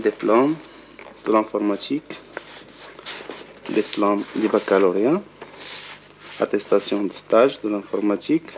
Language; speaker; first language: French; non-native, local second language; Arabic